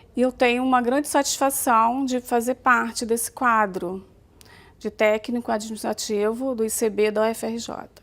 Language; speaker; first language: Portuguese; native; Portuguese